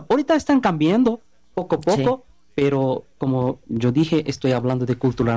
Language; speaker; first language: Spanish; non-native, learner; Bangla